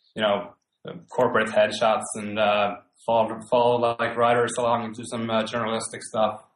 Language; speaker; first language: English; non-native, fluent; Finnish